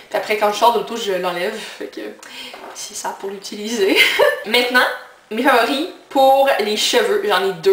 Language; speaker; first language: French; native; French